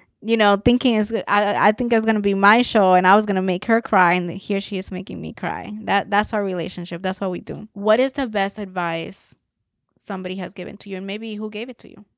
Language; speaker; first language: English; early bilingual, other home language; Spanish